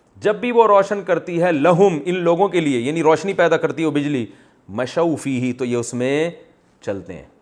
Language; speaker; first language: Urdu; native; Urdu